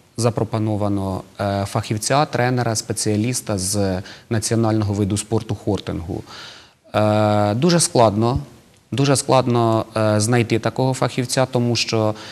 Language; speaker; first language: Ukrainian; native; Ukrainian